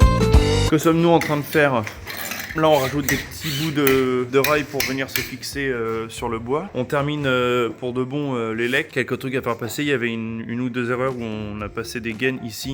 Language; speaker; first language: French; native; French